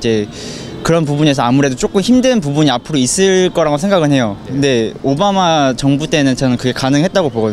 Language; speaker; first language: Korean; native; Korean